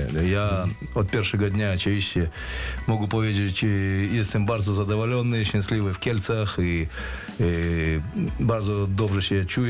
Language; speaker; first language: Polish; non-native, fluent; Russian